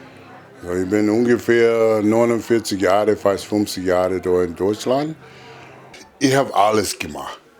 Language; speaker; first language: German; non-native, fluent; English